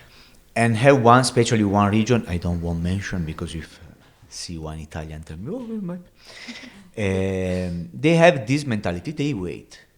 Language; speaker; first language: English; non-native, learner; Italian